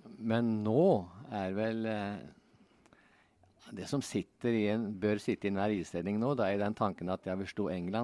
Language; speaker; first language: Norwegian; native; Norwegian